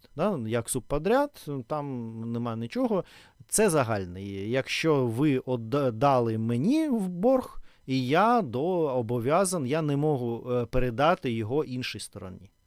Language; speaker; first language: Ukrainian; non-native, learner; Russian